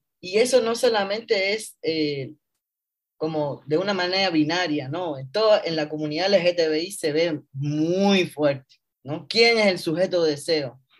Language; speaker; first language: Spanish; native; Spanish